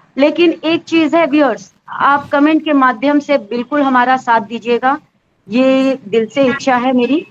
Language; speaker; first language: Hindi; native; Hindi